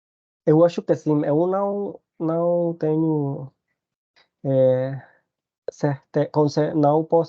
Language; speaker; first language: Portuguese; non-native, learner; Spanish